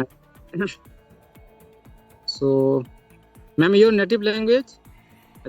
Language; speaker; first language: English; non-native, learner; Santali